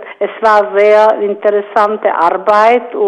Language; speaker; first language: German; non-native, fluent; Czech